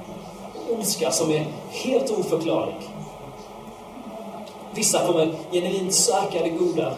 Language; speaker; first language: Swedish; non-native, fluent; English